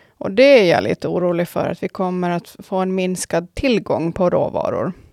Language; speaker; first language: Swedish; native; Swedish